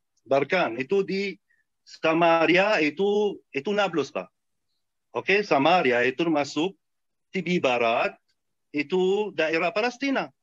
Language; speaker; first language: Indonesian; non-native, fluent; Arabic